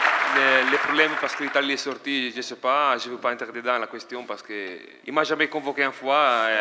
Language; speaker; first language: French; non-native, fluent; Italian